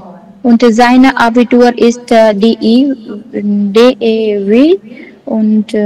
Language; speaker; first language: German; non-native, learner; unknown